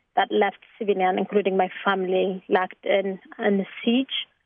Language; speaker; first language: English; non-native, fluent; Tigrinya